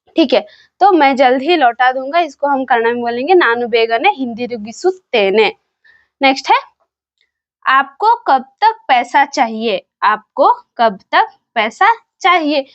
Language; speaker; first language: Hindi; non-native, local second language; Kannada